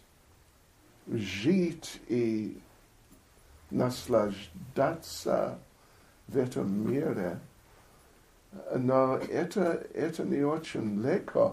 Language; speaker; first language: Russian; non-native, fluent; English